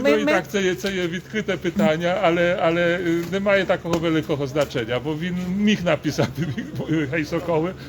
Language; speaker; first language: Ukrainian; non-native, learner; Polish